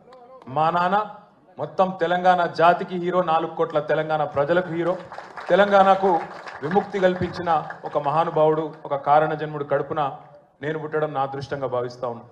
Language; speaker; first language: Telugu; native; Telugu